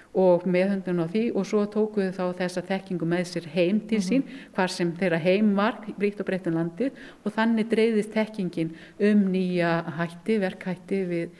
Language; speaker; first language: Icelandic; native; Icelandic